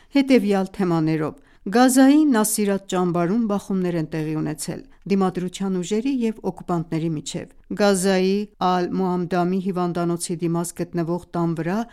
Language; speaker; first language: Armenian; native; Armenian